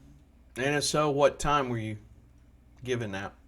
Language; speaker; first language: English; native; English